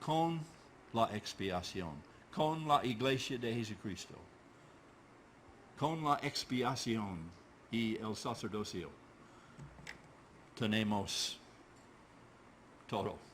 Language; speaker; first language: Spanish; non-native, learner; English